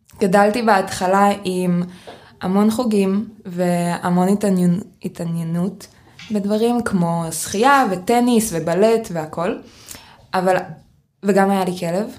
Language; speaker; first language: Hebrew; early bilingual, other home language; Russian